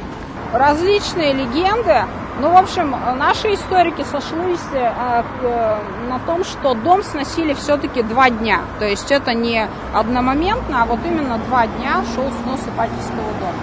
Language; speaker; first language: Russian; native; Russian